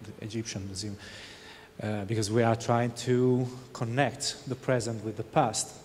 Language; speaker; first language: English; non-native, fluent; Italian